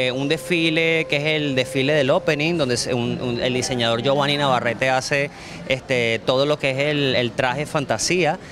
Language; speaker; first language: Spanish; native; Spanish